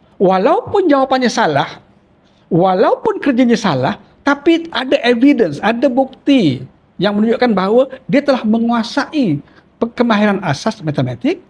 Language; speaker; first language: Malay; native; Malay